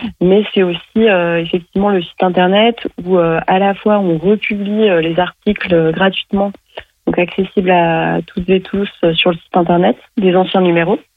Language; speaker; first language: French; native; French